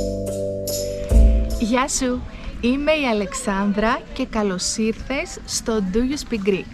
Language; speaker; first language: Greek; native; Greek